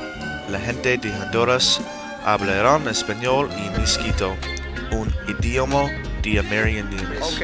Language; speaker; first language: Spanish; non-native, learner; English